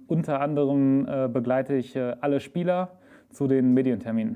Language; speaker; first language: German; native; German